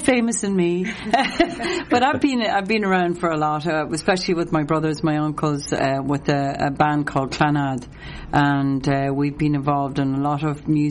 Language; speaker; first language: English; non-native, local second language; Irish